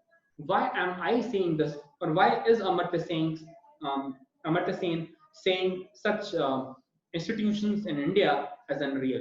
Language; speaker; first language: English; non-native, local second language; Hindi